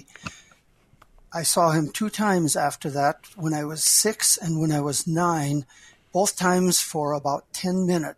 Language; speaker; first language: English; native; English